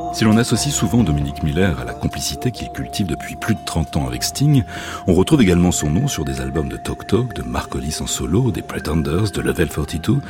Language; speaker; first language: French; native; French